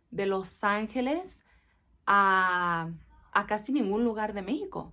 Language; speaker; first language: Spanish; early bilingual, heritage; Spanish